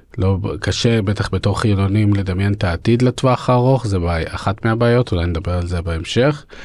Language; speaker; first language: Hebrew; early bilingual, other home language; Russian